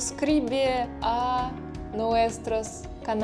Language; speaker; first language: Spanish; non-native, learner; Russian